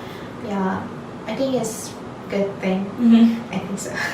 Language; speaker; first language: English; non-native, learner; Turkish